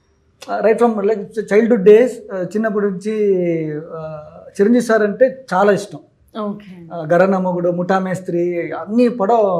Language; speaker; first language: Telugu; non-native, learner; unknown